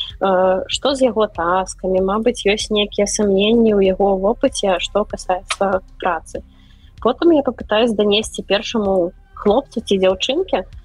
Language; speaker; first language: Belarusian; non-native, local second language; Russian